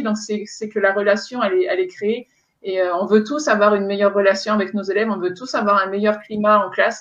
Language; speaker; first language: French; native; French